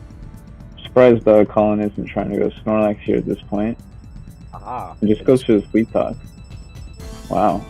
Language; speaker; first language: English; native; English